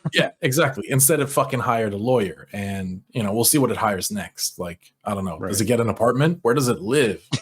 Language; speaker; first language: English; native; English